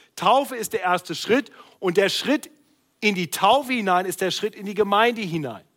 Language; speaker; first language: German; native; German